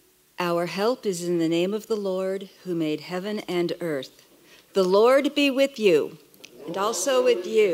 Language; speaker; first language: English; native; English